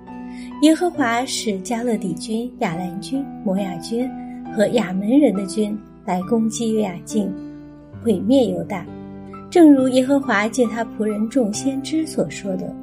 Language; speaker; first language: Chinese; native; Chinese